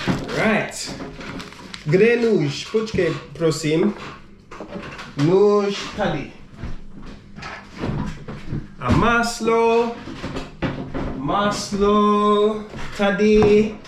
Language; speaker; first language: Czech; non-native, learner; English